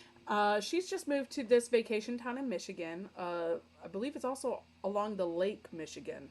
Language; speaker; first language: English; native; English